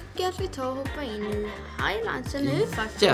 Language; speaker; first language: Swedish; native; Swedish